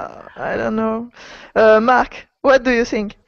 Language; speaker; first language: English; non-native, learner; French